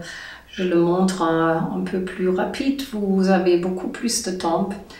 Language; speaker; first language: French; non-native, learner; German